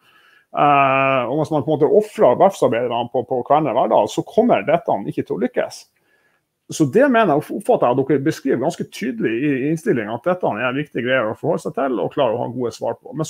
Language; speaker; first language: Norwegian; native; Norwegian